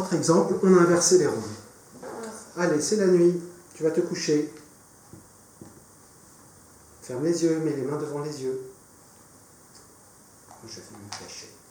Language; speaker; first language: French; native; French